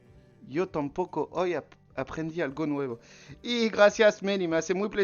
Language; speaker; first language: Spanish; non-native, learner; French